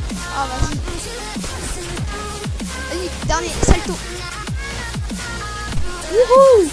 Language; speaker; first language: French; native; French